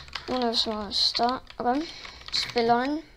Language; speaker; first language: Icelandic; non-native, learner; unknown